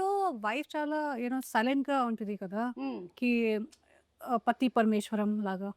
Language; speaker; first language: Telugu; non-native, local second language; Hindi